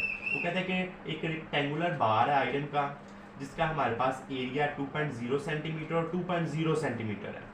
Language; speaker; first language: Hindi; non-native, local second language; Punjabi